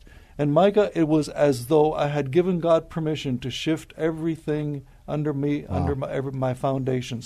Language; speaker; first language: English; native; English